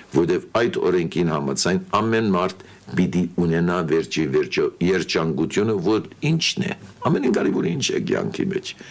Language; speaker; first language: Armenian; early bilingual, heritage; Armenian